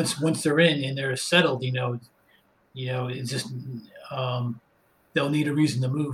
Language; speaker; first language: English; native; English